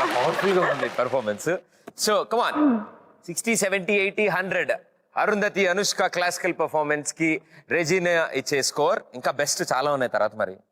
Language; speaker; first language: Telugu; native; Telugu